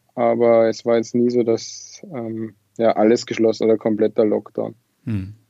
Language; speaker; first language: German; native; German